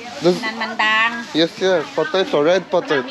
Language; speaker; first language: English; non-native, learner; Turkish